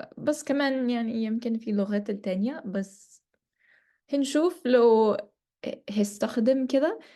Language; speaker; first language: Egyptian Arabic; non-native, learner; English